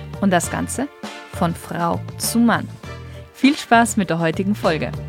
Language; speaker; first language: German; native; German